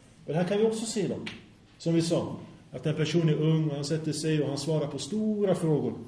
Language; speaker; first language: Swedish; early bilingual, other home language; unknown